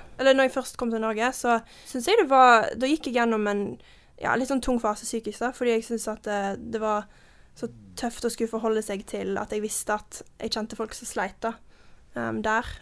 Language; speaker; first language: Norwegian; early bilingual, heritage; Norwegian